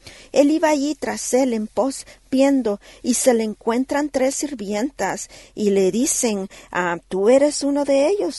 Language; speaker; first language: Spanish; native; Spanish